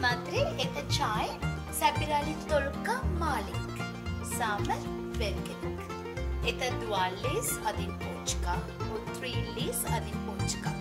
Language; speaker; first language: Russian; non-native, learner; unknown